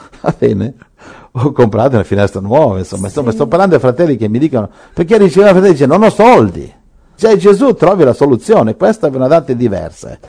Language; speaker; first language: Italian; native; Italian